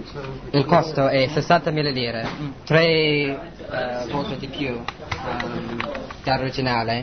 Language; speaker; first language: Italian; non-native, learner; English